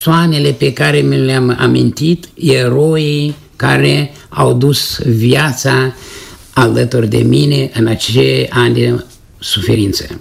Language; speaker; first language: Romanian; native; Romanian